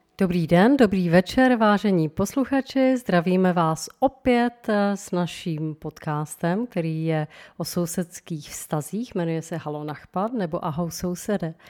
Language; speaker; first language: Czech; native; Czech